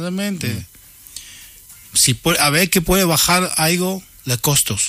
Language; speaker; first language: Spanish; non-native, learner; Chinese